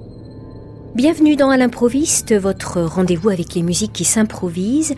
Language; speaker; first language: French; native; French